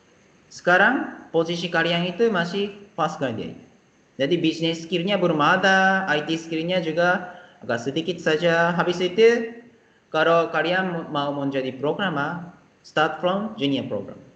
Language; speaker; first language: Indonesian; non-native, fluent; Japanese